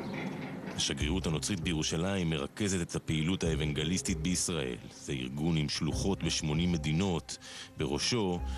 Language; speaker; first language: Hebrew; native; Hebrew